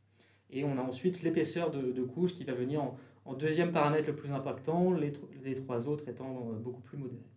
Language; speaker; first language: French; native; French